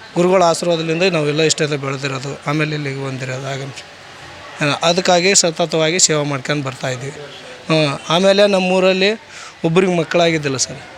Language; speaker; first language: Kannada; native; Kannada